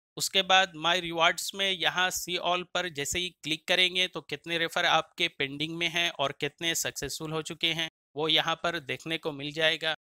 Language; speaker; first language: Hindi; native; Hindi